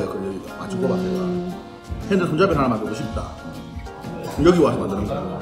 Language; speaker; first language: Korean; native; Korean